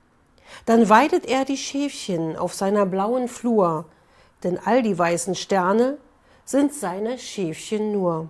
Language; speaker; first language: German; native; German